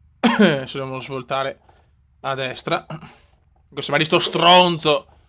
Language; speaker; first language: Italian; native; Italian